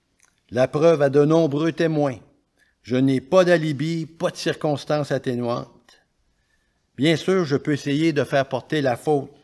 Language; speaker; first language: French; native; French